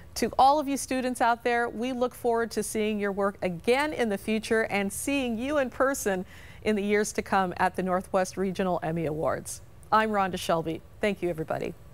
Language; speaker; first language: English; native; English